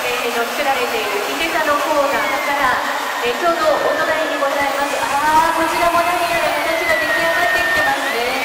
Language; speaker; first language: Japanese; native; Japanese